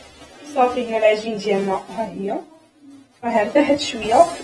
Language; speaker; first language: Arabic; native; Arabic